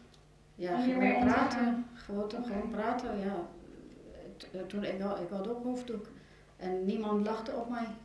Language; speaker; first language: Dutch; non-native, learner; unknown